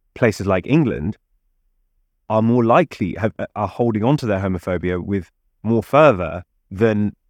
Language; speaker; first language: English; native; English